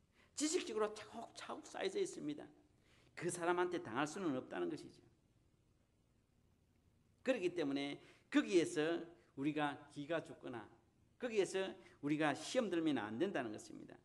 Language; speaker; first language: Korean; native; Korean